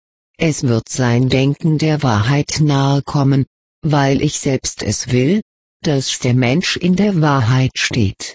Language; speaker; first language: German; native; German